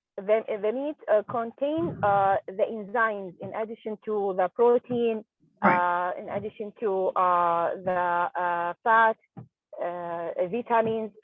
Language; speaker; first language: English; non-native, learner; Arabic